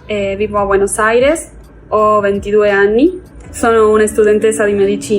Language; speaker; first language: Italian; non-native, fluent; Spanish